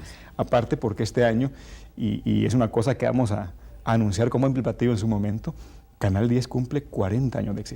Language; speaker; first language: Spanish; native; Spanish